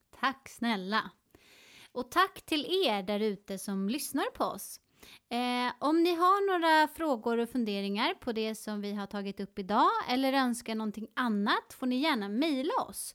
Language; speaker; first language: Swedish; native; Swedish